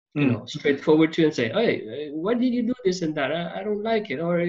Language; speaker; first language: English; non-native, fluent; French